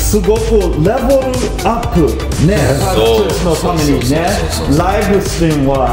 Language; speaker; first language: Japanese; non-native, learner; English